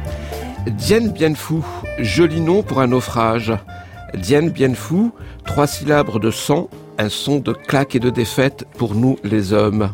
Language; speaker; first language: French; native; French